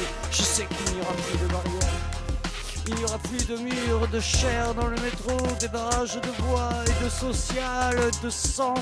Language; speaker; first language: French; native; French